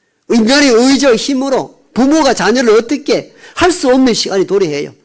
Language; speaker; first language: Korean; native; Korean